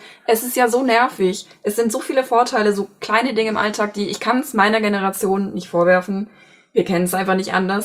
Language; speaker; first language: German; native; German